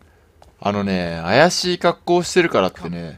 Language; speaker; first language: Japanese; native; Japanese